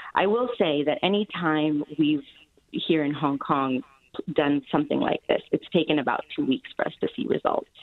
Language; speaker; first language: English; native; English